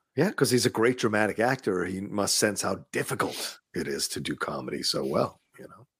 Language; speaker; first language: English; early bilingual, other home language; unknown